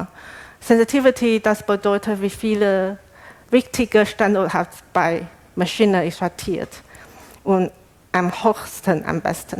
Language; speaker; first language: German; non-native, learner; Chinese